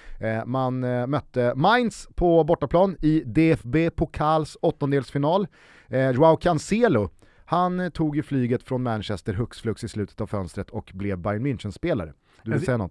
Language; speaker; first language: Swedish; native; Swedish